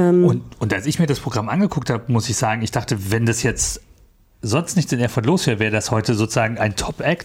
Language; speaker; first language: German; native; German